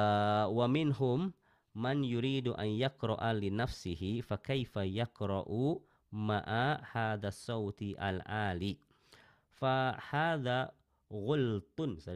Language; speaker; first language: Arabic; non-native, learner; Indonesian